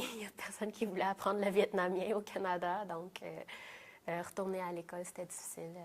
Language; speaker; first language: French; early bilingual, other home language; Vietnamese